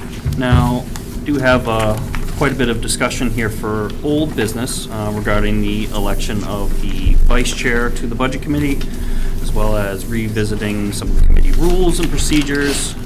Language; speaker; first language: English; native; English